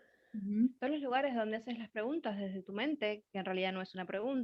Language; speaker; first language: Spanish; native; Spanish